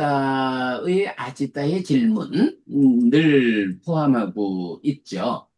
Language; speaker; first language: Korean; native; Korean